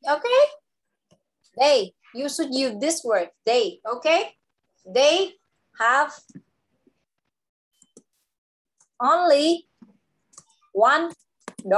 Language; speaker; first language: English; non-native, local second language; Vietnamese